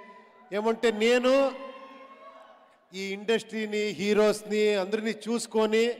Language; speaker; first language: Telugu; non-native, local second language; Kannada